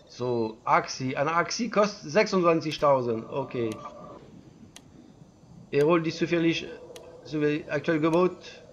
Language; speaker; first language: German; non-native, learner; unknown